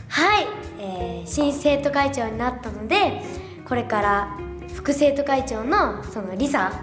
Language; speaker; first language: Japanese; native; Japanese